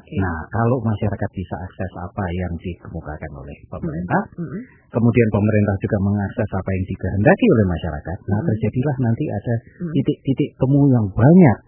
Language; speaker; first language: Indonesian; native; Indonesian